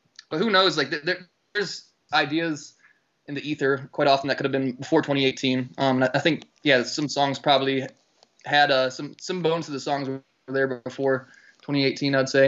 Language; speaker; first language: English; native; English